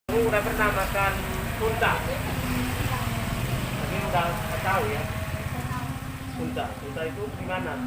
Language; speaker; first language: Indonesian; non-native, learner; Somali